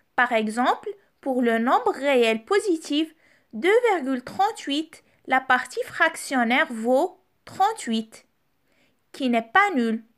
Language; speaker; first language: French; non-native, local second language; Arabic